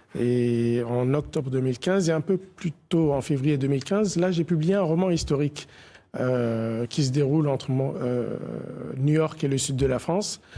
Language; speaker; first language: French; early bilingual, other home language; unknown